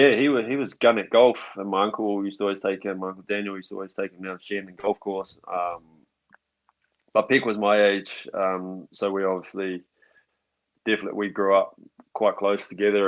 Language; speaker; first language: English; native; English